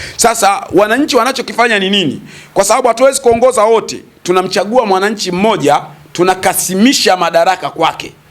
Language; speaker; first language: Swahili; native; Swahili